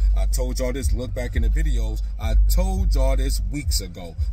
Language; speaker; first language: English; native; English